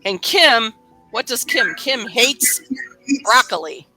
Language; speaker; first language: English; native; English